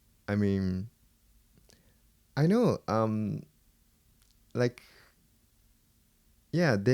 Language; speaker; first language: English; non-native, fluent; Japanese